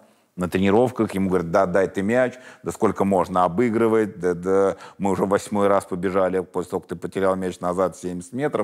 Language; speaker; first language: Russian; native; Russian